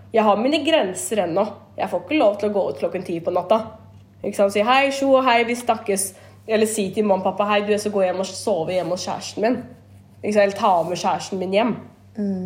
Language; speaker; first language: Norwegian; early bilingual, other home language; Kurdish